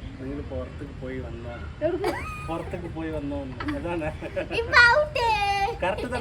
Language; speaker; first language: Malayalam; non-native, learner; Tamil